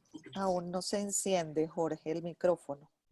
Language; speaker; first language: Spanish; native; Spanish